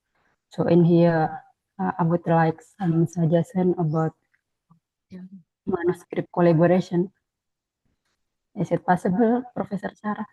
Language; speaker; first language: English; non-native, fluent; Indonesian